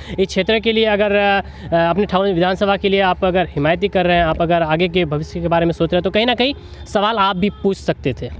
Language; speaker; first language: Hindi; native; Hindi